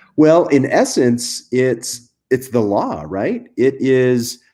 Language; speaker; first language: English; native; English